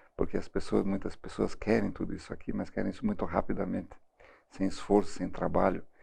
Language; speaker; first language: Portuguese; early bilingual, other home language; German